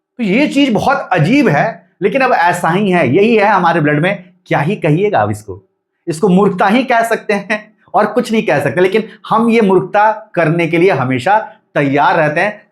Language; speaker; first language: Hindi; native; Hindi